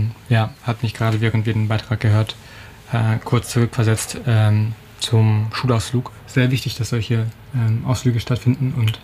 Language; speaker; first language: German; native; German